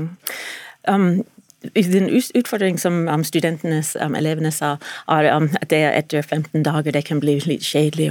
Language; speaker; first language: Norwegian; non-native, fluent; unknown